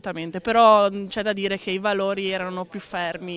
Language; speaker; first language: Italian; native; Italian